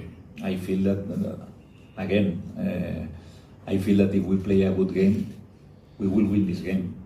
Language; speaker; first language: English; non-native, fluent; Spanish